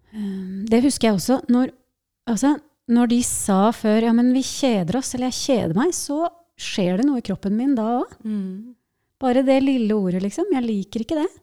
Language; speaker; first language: Norwegian; native; Norwegian